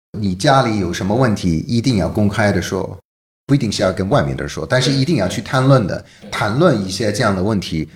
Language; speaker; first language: Chinese; non-native, fluent; English